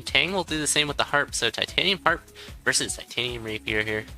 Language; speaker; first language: English; native; English